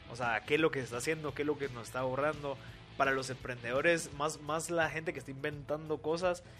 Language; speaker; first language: Spanish; native; Spanish